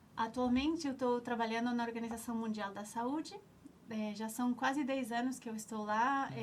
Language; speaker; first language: Portuguese; non-native, fluent; Spanish